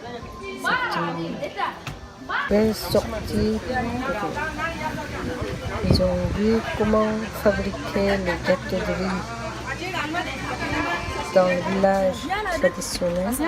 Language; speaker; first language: French; non-native, fluent; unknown